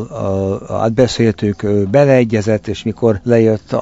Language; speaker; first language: Hungarian; early bilingual, heritage; Hungarian